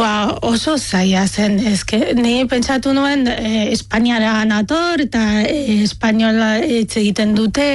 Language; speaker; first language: Basque; non-native, fluent; Arabic